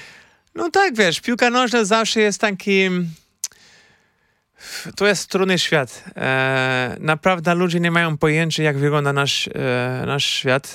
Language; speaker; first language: Polish; non-native, fluent; Portuguese